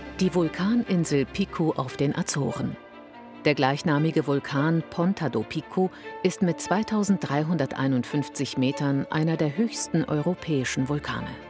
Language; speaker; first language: German; native; German